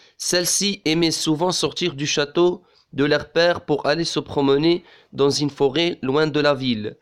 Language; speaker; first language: French; non-native, local second language; Arabic